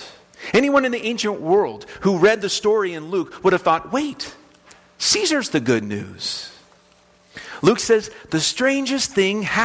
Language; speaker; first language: English; native; English